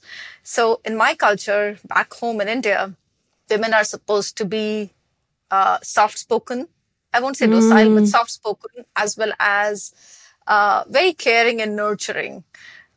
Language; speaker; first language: English; non-native, local second language; Hindi